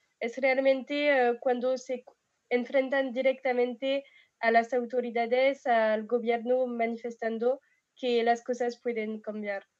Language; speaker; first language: Spanish; non-native, learner; French